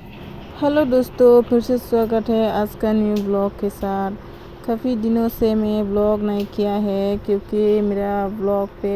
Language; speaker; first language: Hindi; non-native, local second language; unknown